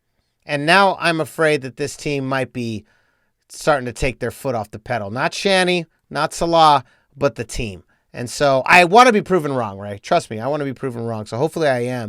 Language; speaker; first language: English; native; English